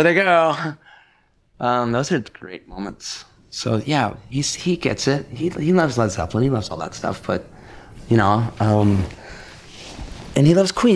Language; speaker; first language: English; native; English